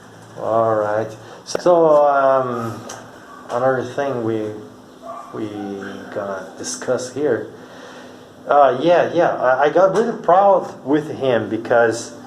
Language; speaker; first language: English; non-native, fluent; Portuguese